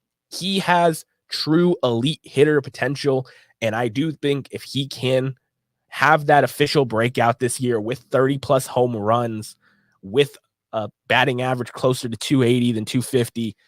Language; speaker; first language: English; native; English